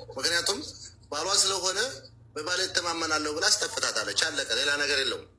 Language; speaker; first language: Amharic; native; Amharic